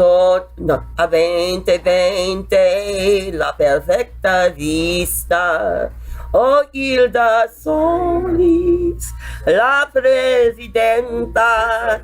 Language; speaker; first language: Spanish; non-native, learner; English